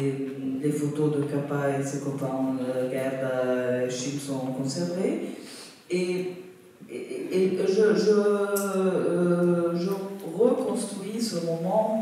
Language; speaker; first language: French; non-native, fluent; Italian